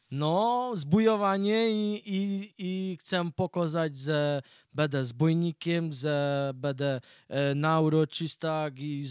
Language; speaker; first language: Polish; early bilingual, heritage; Polish